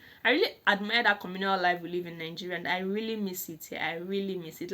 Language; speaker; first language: English; non-native, local second language; Igbo